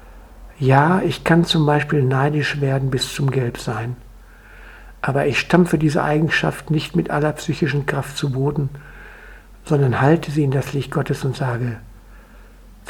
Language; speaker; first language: German; native; German